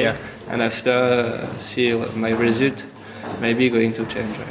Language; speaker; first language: English; non-native, learner; French